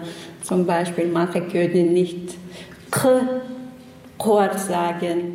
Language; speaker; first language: German; non-native, learner; Chechen